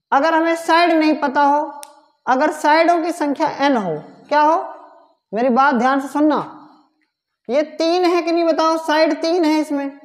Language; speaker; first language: Hindi; native; Hindi